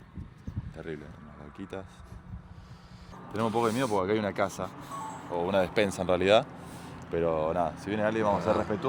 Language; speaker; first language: Spanish; native; Spanish